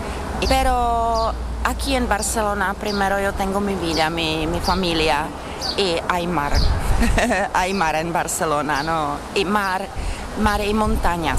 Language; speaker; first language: Spanish; non-native, fluent; Czech